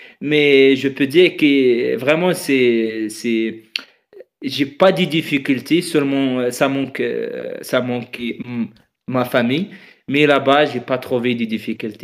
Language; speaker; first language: French; non-native, fluent; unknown